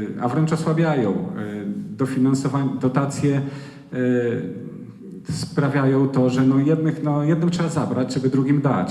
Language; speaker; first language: Polish; native; Polish